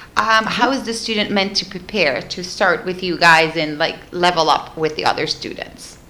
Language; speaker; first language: English; non-native, fluent; Portuguese